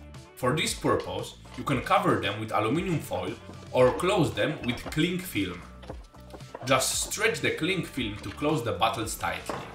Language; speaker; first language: English; non-native, fluent; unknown